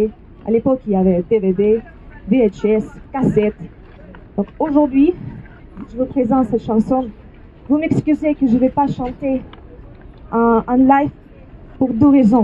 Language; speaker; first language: French; non-native, fluent; Russian